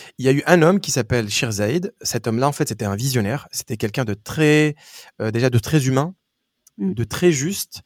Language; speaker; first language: French; native; French